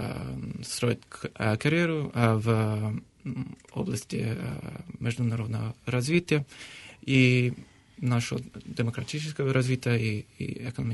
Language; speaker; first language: Russian; non-native, fluent; English